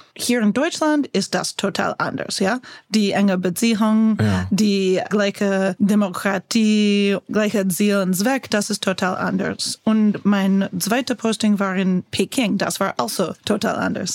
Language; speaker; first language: German; non-native, learner; English